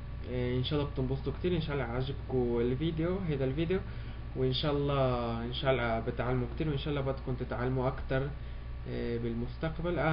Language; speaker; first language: Arabic; early bilingual, heritage; Arabic